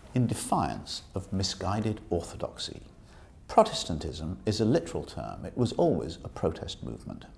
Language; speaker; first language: English; native; English